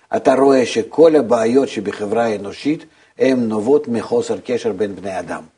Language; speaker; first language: Hebrew; non-native, fluent; Russian